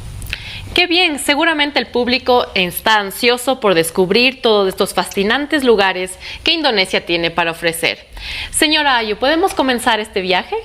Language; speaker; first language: Spanish; native; Spanish